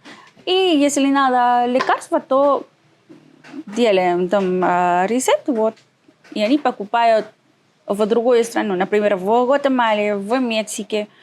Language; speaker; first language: Russian; non-native, learner; Spanish